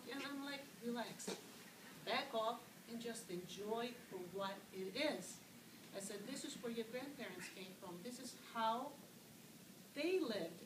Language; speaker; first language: English; early bilingual, other home language; Greek